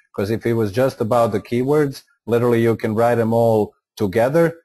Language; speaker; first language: English; non-native, fluent; Croatian